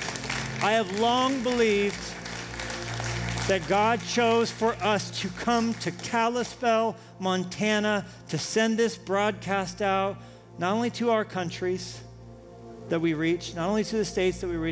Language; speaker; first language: English; native; English